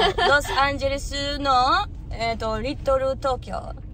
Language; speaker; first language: Japanese; native; Japanese